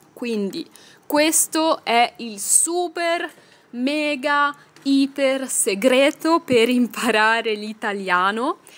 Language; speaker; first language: Italian; native; Italian